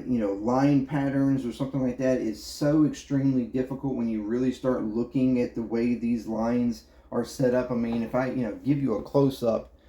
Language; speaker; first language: English; native; English